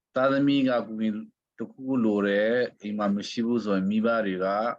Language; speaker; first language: Burmese; non-native, local second language; Hakha Chin